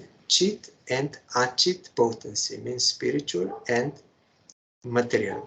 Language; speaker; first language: English; non-native, fluent; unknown